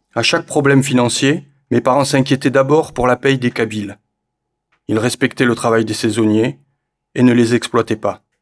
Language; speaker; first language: French; native; French